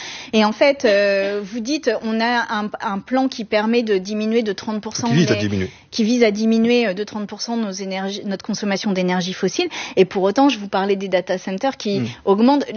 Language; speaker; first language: French; native; French